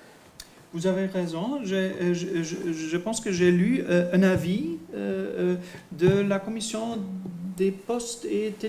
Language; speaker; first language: French; non-native, fluent; German